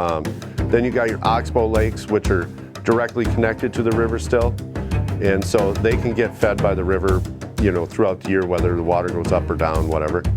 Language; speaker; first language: English; native; English